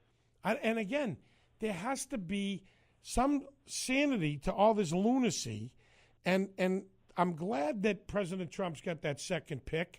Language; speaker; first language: English; native; English